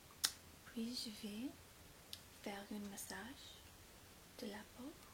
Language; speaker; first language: French; non-native, fluent; English